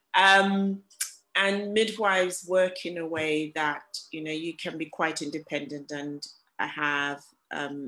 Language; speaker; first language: English; non-native, local second language; Shona